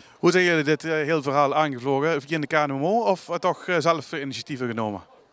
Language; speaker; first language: Dutch; native; Dutch